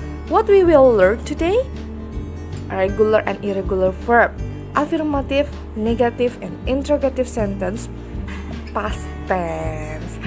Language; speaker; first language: English; non-native, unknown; Indonesian